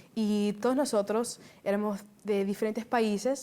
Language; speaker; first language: Spanish; early bilingual, heritage; Spanish